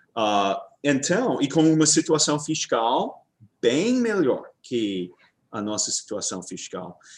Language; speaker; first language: Portuguese; non-native, fluent; English